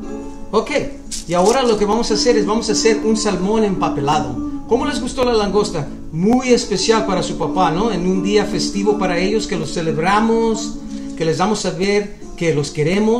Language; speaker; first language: Spanish; early bilingual, other home language; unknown